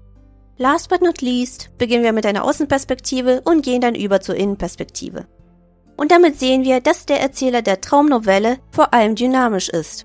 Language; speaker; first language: German; native; German